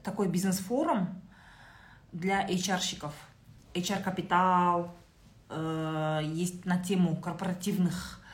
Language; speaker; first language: Russian; non-native, local second language; Kazakh